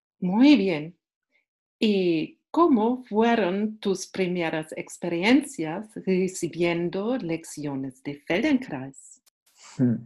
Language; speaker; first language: Spanish; non-native, fluent; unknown